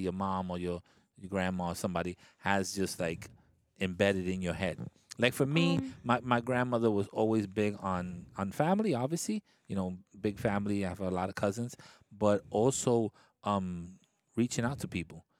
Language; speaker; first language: English; early bilingual, other home language; Spanish